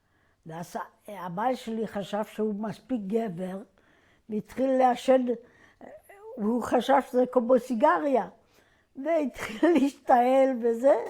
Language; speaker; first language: Hebrew; non-native, fluent; German